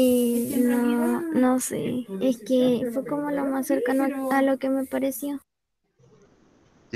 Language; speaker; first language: Spanish; native; Spanish